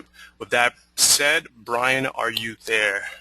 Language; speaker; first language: English; native; English